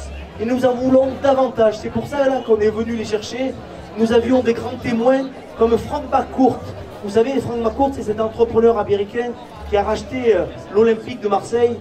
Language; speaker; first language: French; native; French